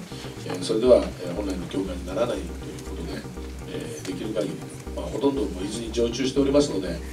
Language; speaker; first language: Japanese; native; Japanese